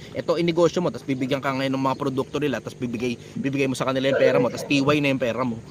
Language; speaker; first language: Filipino; native; Filipino